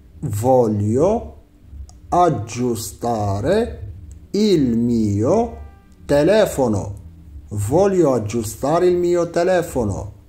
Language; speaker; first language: Italian; non-native, fluent; Arabic